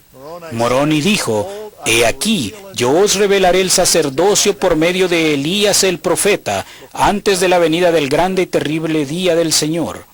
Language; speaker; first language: Spanish; native; Spanish